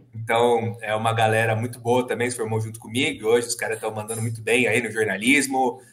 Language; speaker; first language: Portuguese; native; Portuguese